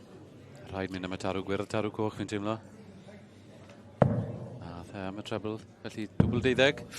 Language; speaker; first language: Welsh; native; Welsh